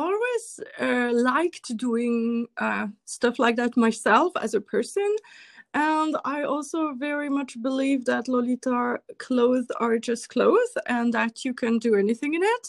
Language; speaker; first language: English; non-native, fluent; French